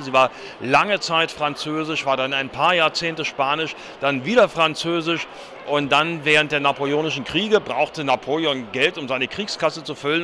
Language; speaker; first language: German; native; German